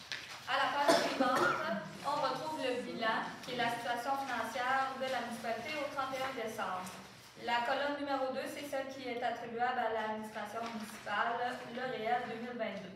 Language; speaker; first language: French; native; French